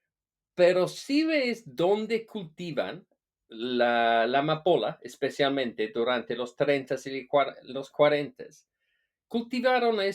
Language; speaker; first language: Spanish; non-native, fluent; English